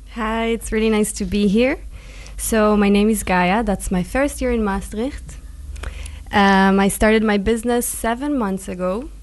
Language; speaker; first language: English; non-native, fluent; Hebrew